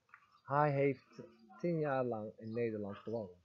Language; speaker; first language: Dutch; non-native, fluent; Turkish